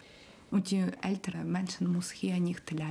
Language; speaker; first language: German; non-native, learner; Ukrainian